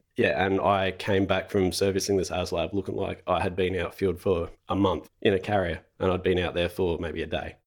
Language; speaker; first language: English; native; English